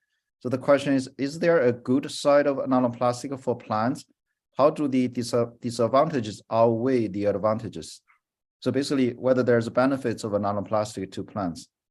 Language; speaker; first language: English; non-native, fluent; Chinese